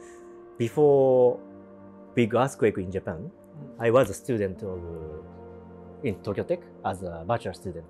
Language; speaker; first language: English; non-native, learner; Japanese